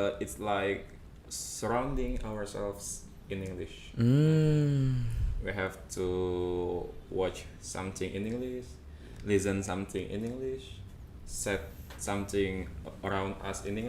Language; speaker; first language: English; non-native, fluent; Indonesian